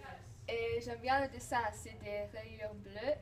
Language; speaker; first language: French; non-native, learner; English